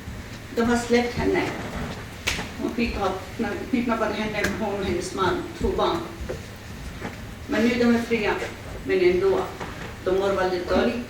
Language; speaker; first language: Swedish; early bilingual, other home language; Assyrian Neo-Aramaic